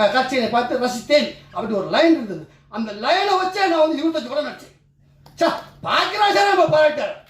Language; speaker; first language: Tamil; native; Tamil